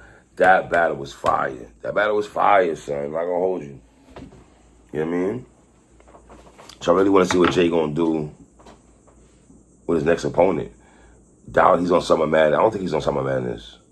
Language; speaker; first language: English; native; English